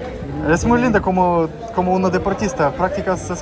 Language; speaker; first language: Spanish; non-native, learner; Russian